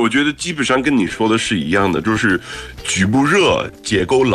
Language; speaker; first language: Chinese; non-native, fluent; English